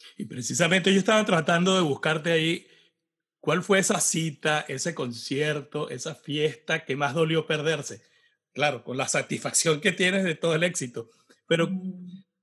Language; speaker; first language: Spanish; native; Spanish